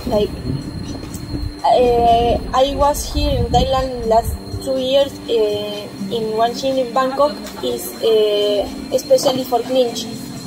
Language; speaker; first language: English; non-native, learner; Spanish